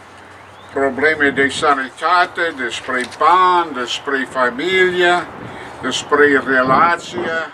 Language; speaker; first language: Romanian; non-native, learner; English